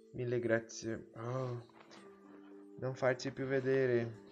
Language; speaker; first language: Italian; non-native, learner; Portuguese